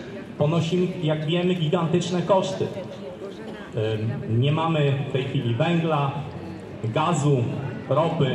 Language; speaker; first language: Polish; native; Polish